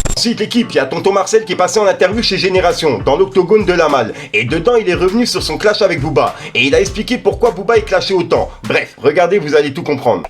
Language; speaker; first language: French; native; French